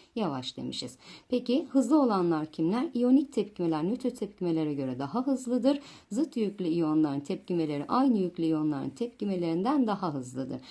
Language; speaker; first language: Turkish; native; Turkish